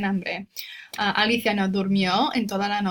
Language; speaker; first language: Spanish; non-native, fluent; English